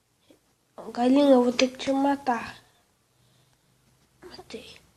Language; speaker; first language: Portuguese; native; Portuguese